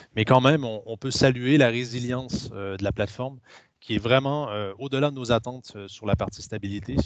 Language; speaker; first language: French; native; French